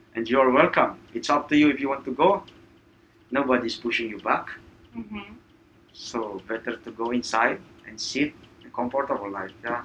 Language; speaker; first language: English; non-native, local second language; Filipino